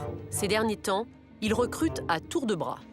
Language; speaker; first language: French; native; French